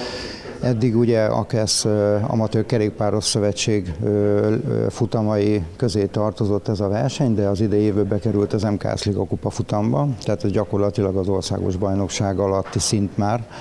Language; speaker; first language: Hungarian; native; Hungarian